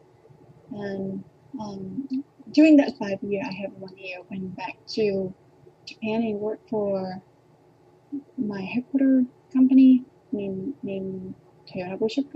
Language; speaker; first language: English; non-native, learner; Vietnamese